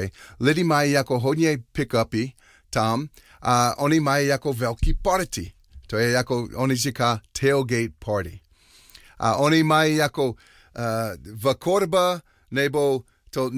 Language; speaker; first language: Czech; non-native, learner; English